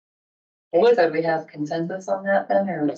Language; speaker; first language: English; native; English